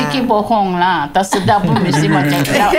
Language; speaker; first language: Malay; non-native, local second language; Tamil